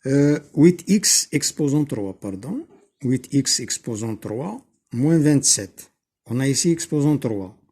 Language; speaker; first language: French; non-native, local second language; Arabic